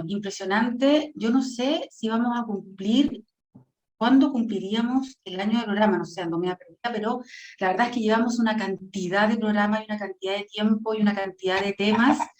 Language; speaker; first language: Spanish; native; Spanish